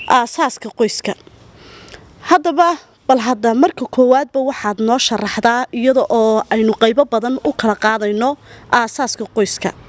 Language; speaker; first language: Somali; native; Somali